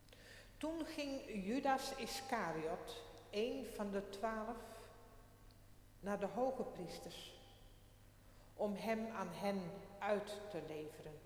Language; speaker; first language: Dutch; non-native, local second language; Western Frisian